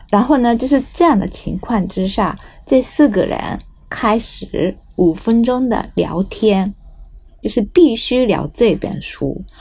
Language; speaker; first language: Chinese; non-native, fluent; Japanese